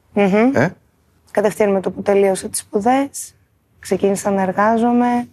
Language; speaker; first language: Greek; native; Greek